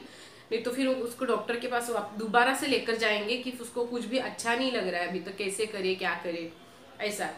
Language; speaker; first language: Hindi; native; Hindi